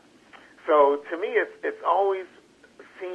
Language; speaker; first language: English; native; English